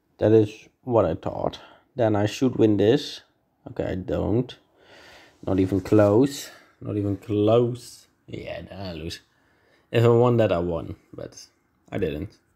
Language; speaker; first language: English; non-native, fluent; Dutch